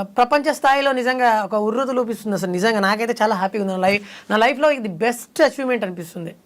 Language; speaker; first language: Telugu; non-native, local second language; Lambadi